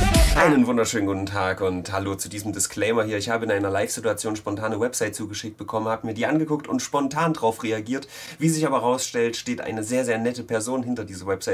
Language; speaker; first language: German; native; German